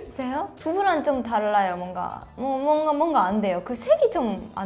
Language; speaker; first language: Korean; non-native, fluent; Japanese